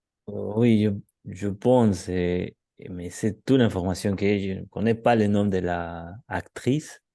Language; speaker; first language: French; non-native, learner; Spanish